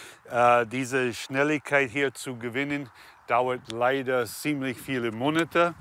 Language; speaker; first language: German; native; German